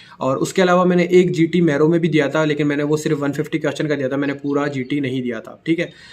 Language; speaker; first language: Hindi; native; Hindi